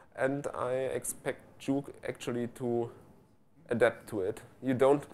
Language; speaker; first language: English; non-native, fluent; German